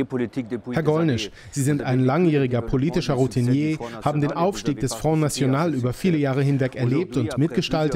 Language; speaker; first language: German; native; German